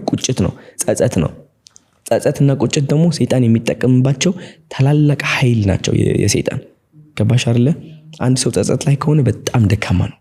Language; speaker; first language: Amharic; non-native, local second language; Tigrinya